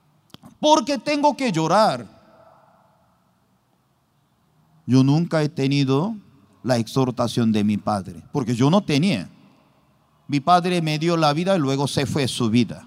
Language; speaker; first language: Spanish; non-native, learner; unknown